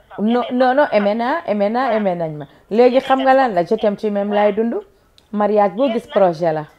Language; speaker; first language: Wolof; non-native, local second language; Fula